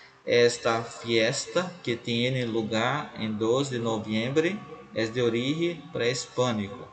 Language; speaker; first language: Spanish; non-native, learner; Portuguese